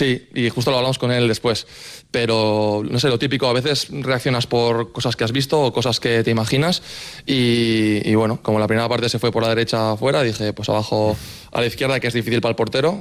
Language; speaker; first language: Spanish; native; Spanish